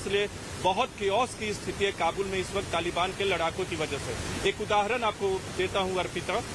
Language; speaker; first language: Hindi; native; Hindi